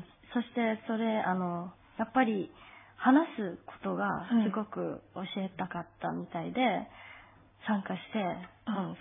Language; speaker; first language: Japanese; non-native, fluent; English